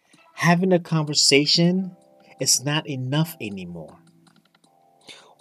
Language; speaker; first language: English; non-native, local second language; Ewe